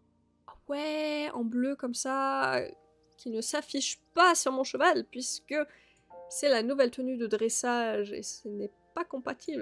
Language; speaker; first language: French; native; French